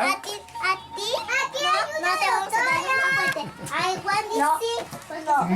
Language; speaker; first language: Spanish; native; Spanish